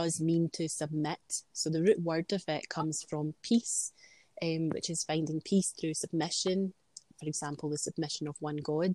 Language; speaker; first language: English; native; English